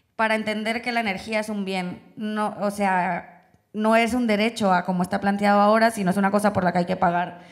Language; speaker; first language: Spanish; native; Spanish